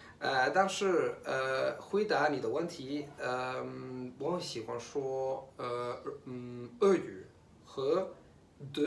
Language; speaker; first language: Chinese; non-native, fluent; Italian